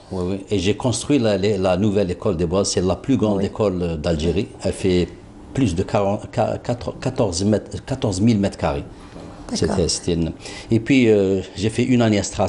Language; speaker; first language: French; non-native, local second language; Arabic